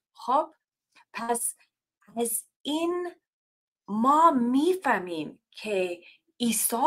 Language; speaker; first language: Persian; non-native, learner; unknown